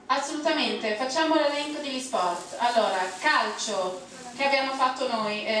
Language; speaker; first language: Italian; non-native, fluent; English